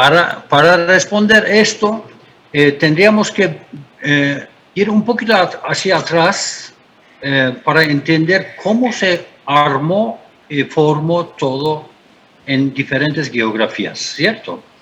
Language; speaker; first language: Spanish; non-native, fluent; Turkish